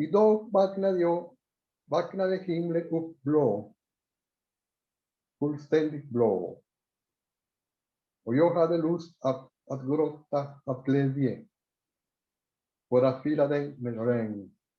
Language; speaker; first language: Swedish; non-native, fluent; Spanish